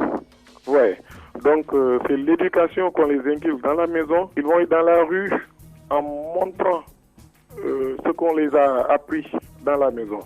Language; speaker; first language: French; non-native, local second language; Wolof